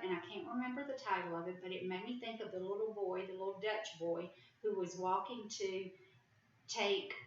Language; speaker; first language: English; native; English